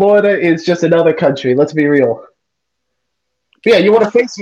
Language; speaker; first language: English; native; English